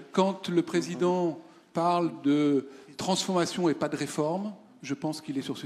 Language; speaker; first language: French; native; French